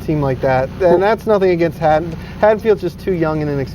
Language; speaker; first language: English; native; English